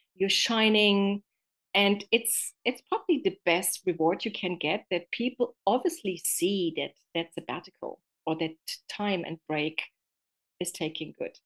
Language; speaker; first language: English; non-native, fluent; German